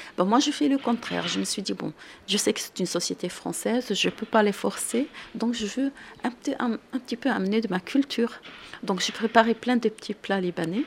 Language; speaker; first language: French; non-native, local second language; Arabic